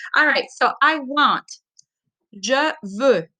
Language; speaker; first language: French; non-native, fluent; English